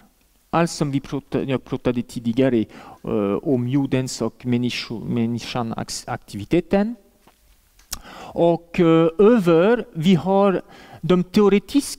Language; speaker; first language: Swedish; non-native, fluent; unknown